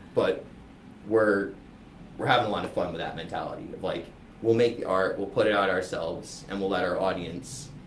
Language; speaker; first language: English; native; English